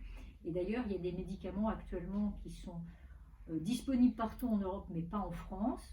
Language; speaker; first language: French; native; French